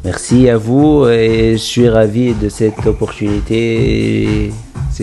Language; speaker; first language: French; non-native, local second language; Arabic